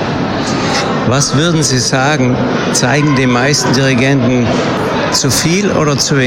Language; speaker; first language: German; native; German